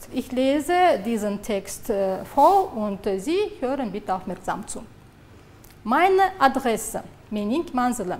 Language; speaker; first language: German; non-native, fluent; Uzbek